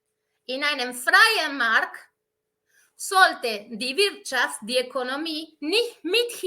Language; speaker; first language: German; non-native, fluent; Spanish